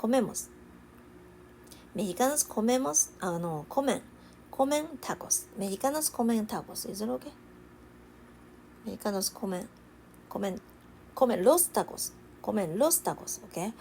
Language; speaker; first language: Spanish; non-native, learner; Japanese